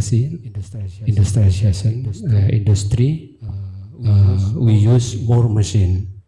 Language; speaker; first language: English; non-native, learner; Indonesian